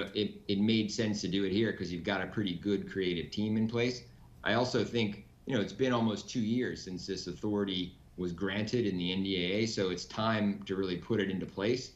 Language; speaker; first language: English; native; English